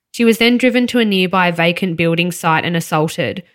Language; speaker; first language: English; native; English